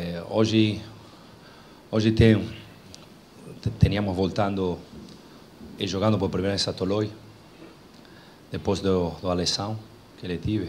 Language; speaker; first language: Portuguese; non-native, fluent; Spanish